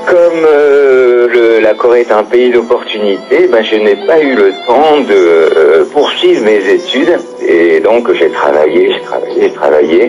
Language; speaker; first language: French; native; French